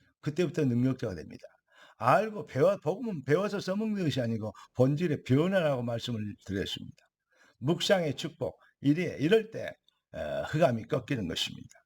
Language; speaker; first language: Korean; native; Korean